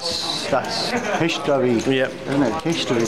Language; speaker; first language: English; native; English